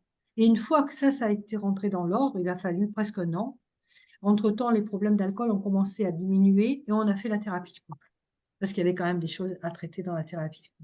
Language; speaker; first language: French; native; French